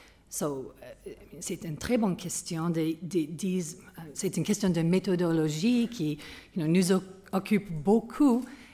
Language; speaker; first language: French; non-native, learner; English